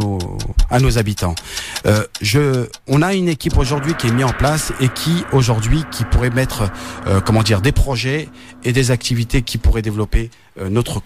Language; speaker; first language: French; native; French